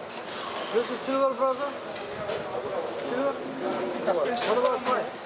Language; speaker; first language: English; non-native, learner; Tajik